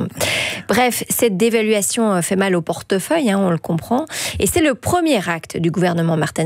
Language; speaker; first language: French; native; French